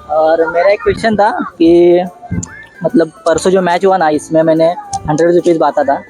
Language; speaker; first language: Hindi; non-native, local second language; Marathi